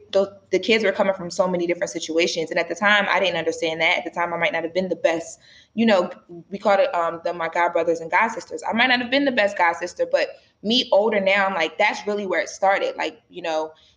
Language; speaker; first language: English; native; English